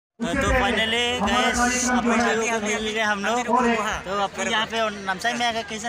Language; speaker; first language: Hindi; non-native, local second language; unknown